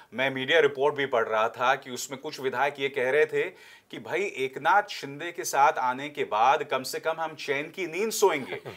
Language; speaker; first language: Hindi; native; Hindi